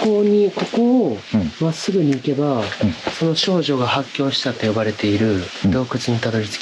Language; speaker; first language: Japanese; native; Japanese